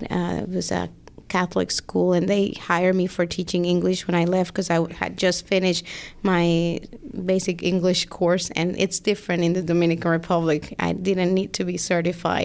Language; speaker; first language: English; non-native, fluent; Spanish